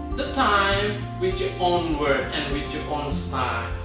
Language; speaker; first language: English; non-native, fluent; Indonesian